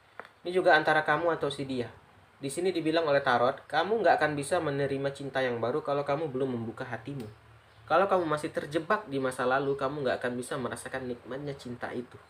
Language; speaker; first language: Indonesian; native; Indonesian